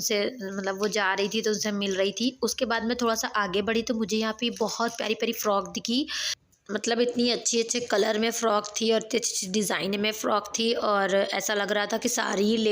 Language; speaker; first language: Hindi; native; Hindi